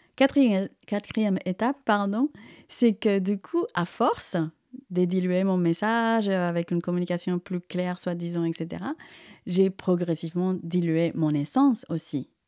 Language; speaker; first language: French; non-native, fluent; Spanish